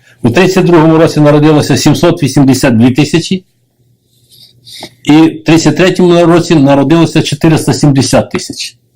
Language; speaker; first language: Ukrainian; native; Ukrainian